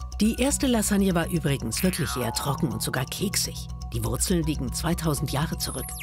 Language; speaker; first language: German; native; German